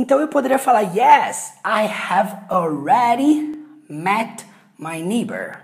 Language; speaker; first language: English; non-native, fluent; Portuguese